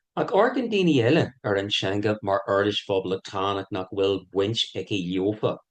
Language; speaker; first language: Irish; non-native, local second language; English